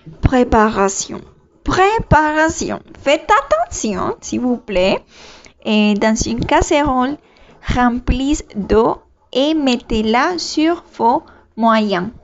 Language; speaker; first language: French; non-native, learner; Spanish